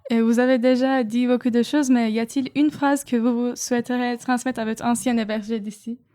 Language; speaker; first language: French; non-native, fluent; Turkish